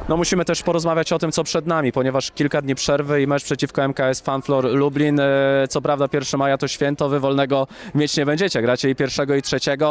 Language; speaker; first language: Polish; native; Polish